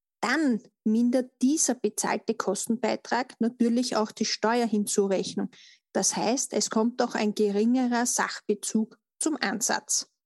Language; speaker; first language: German; native; German